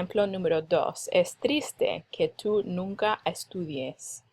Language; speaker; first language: Spanish; non-native, fluent; English